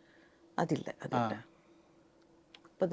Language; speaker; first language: Tamil; non-native, local second language; Telugu